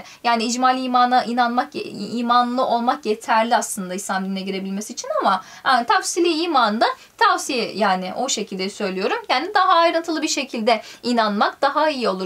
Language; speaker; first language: Turkish; native; Turkish